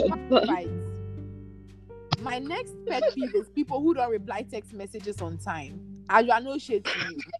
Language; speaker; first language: English; non-native, local second language; Akan